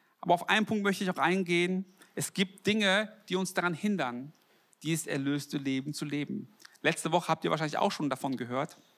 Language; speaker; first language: German; early bilingual, other home language; Korean